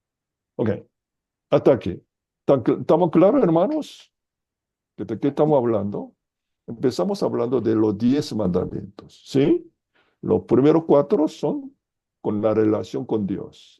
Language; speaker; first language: Spanish; non-native, fluent; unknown